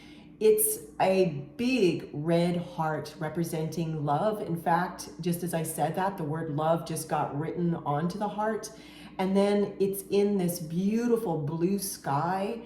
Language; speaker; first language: English; native; English